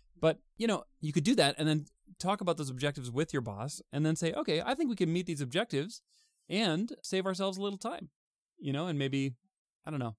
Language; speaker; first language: English; native; English